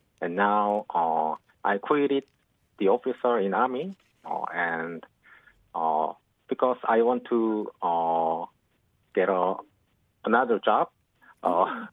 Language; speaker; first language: English; non-native, learner; Korean